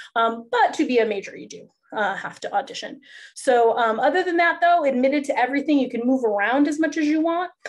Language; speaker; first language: English; native; English